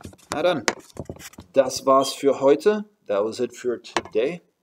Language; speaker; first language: English; native; English